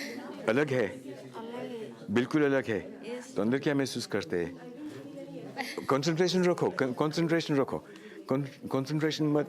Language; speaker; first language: Hindi; non-native, learner; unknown